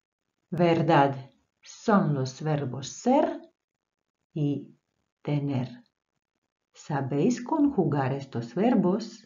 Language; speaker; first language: Spanish; non-native, fluent; Croatian